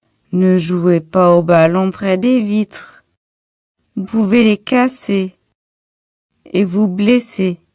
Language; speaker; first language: French; non-native, local second language; Arabic